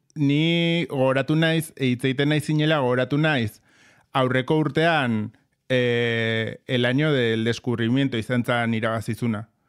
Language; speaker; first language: Basque; native; Basque